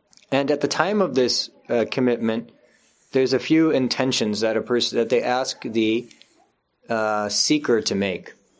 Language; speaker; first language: English; native; English